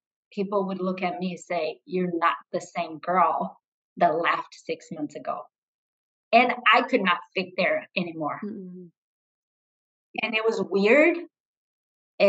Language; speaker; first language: English; non-native, fluent; Portuguese